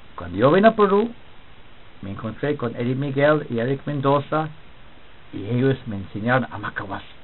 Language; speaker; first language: Spanish; non-native, fluent; English